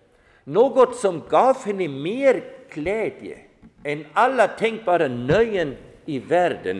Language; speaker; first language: Swedish; non-native, fluent; German